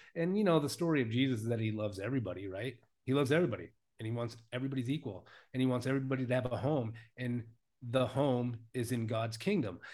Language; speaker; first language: English; native; English